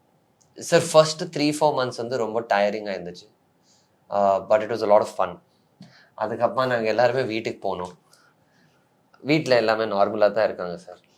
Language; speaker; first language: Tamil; non-native, fluent; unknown